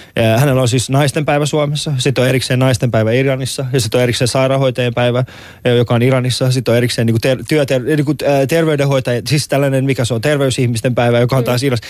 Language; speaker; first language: Finnish; early bilingual, other home language; Persian